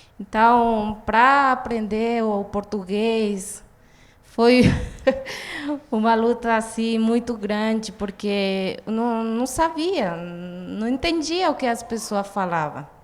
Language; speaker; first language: Portuguese; non-native, fluent; Guarani